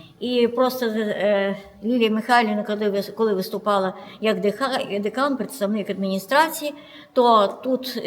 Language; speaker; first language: Ukrainian; non-native, local second language; Russian